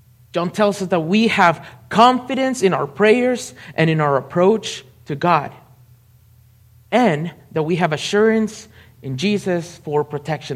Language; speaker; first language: English; non-native, fluent; Spanish